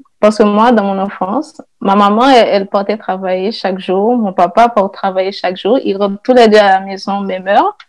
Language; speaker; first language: French; non-native, local second language; Haitian Creole